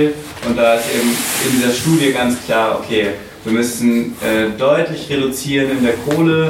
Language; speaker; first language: German; native; German